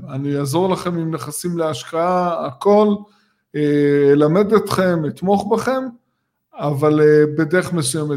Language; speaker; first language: Hebrew; native; Hebrew